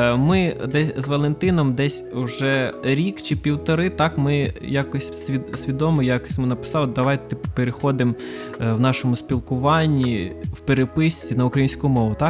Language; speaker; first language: Ukrainian; non-native, local second language; Russian